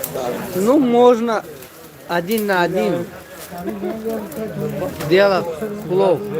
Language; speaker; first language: Russian; non-native, fluent; Tajik